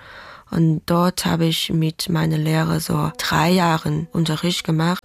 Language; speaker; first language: German; non-native, fluent; Chinese